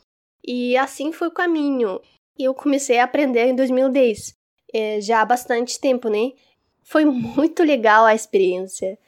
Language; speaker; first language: Portuguese; non-native, fluent; Russian